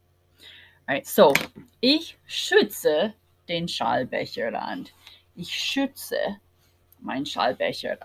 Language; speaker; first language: German; non-native, fluent; English